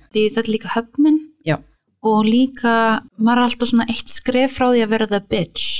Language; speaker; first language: Icelandic; early bilingual, heritage; English